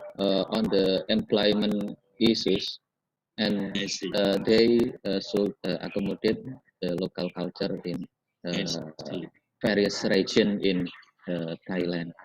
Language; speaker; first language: English; non-native, fluent; Indonesian